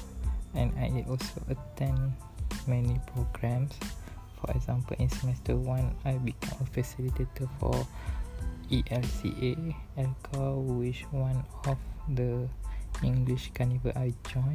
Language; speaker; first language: English; non-native, learner; Malay